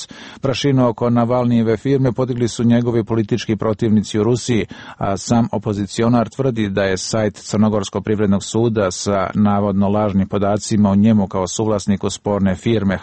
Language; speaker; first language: Serbian; native; Serbian